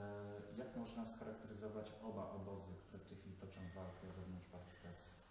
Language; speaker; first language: Polish; native; Polish